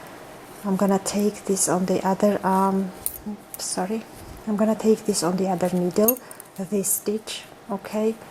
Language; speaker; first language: English; non-native, fluent; Georgian